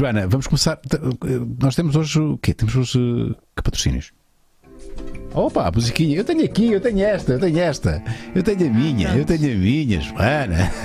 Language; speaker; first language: Portuguese; native; Portuguese